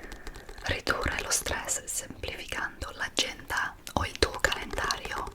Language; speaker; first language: Italian; non-native, fluent; English